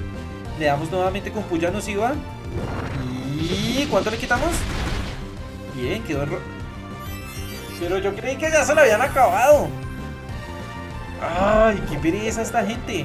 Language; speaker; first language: Spanish; native; Spanish